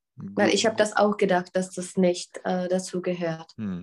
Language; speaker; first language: German; non-native, fluent; Czech